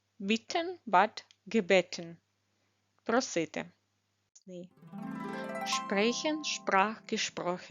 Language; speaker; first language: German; non-native, fluent; Ukrainian